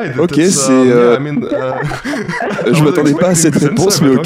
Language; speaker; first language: French; native; French